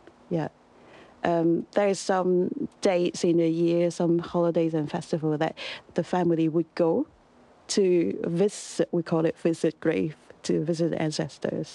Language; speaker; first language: English; non-native, local second language; Cantonese